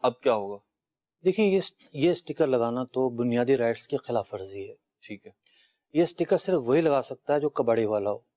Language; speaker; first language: Urdu; native; Urdu